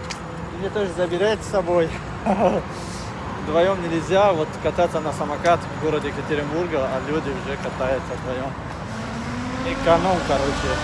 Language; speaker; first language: Russian; non-native, fluent; Tajik